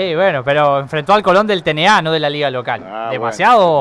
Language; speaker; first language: Spanish; native; Spanish